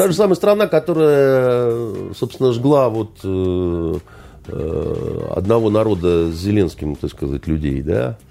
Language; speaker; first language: Russian; native; Russian